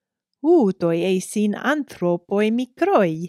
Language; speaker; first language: Greek; non-native, fluent; English